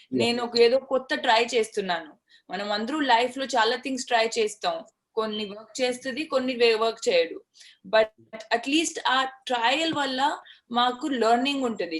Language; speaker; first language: Telugu; non-native, learner; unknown